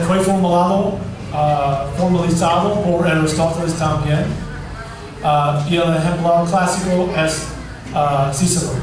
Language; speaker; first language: Spanish; non-native, fluent; English